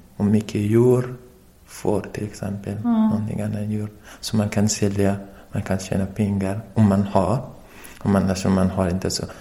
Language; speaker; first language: Swedish; non-native, learner; Persian